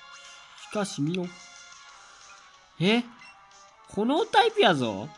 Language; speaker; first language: Japanese; native; Japanese